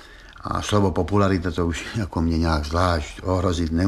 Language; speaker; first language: Czech; native; Czech